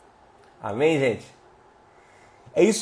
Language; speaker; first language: Portuguese; native; Portuguese